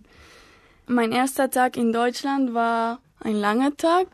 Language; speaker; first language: German; non-native, learner; Spanish